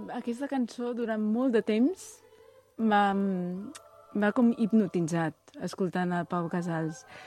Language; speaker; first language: Catalan; non-native, fluent; Chinese